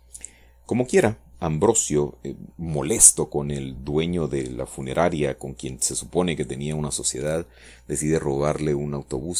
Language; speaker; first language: Spanish; native; Spanish